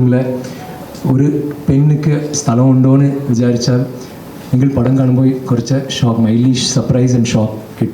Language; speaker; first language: Malayalam; non-native, learner; Tamil